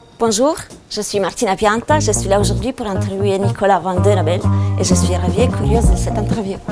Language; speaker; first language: French; non-native, fluent; Italian